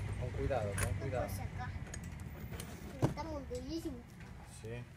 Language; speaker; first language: Spanish; native; Spanish